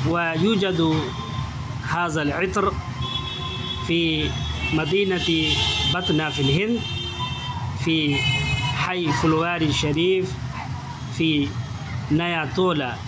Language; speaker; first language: Arabic; non-native, fluent; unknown